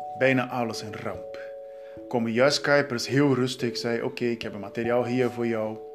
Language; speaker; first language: Dutch; non-native, learner; Portuguese